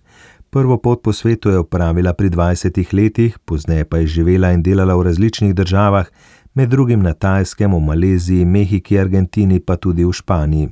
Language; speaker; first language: Slovenian; native; Slovenian